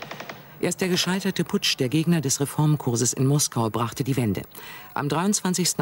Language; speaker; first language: German; native; German